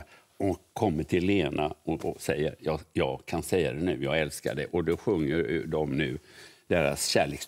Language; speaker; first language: Swedish; native; Swedish